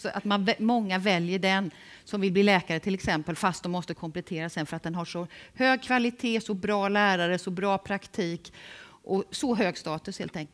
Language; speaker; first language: Swedish; native; Swedish